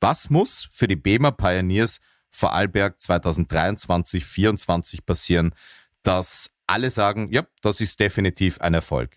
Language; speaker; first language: German; native; German